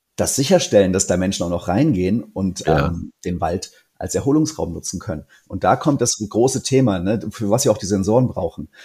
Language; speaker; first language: German; native; German